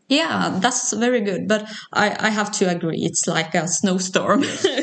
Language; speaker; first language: English; non-native, fluent; Norwegian